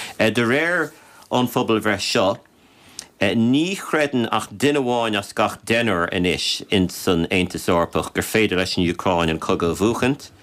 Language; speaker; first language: Irish; native; Irish